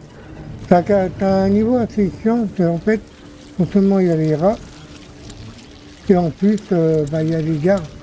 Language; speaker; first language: French; native; French